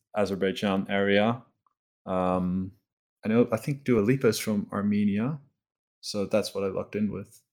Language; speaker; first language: English; non-native, fluent; Dutch